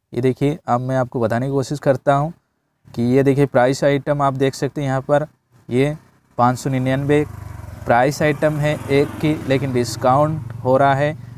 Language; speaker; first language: Hindi; native; Hindi